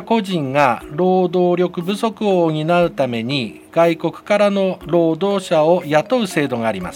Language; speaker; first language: Japanese; native; Japanese